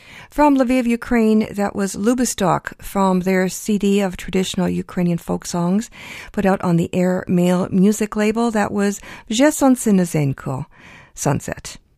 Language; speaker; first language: English; early bilingual, other home language; Ukrainian